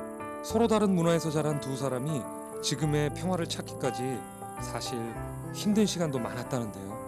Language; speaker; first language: Korean; native; Korean